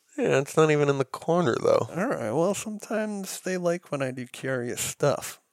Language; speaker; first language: English; native; English